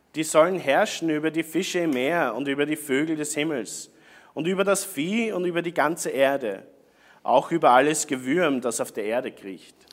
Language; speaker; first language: German; native; German